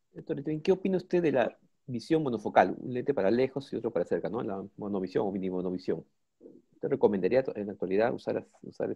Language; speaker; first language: Spanish; native; Spanish